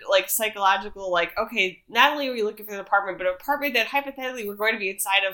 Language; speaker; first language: English; native; English